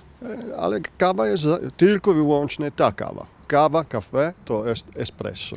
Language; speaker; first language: Polish; non-native, learner; Italian